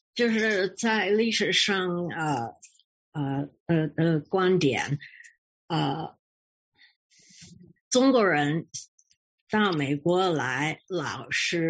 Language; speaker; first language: Chinese; early bilingual, heritage; English